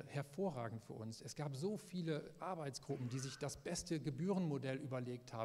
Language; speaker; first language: German; native; German